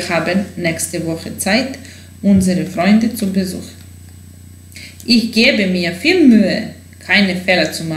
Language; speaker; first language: German; non-native, fluent; Serbian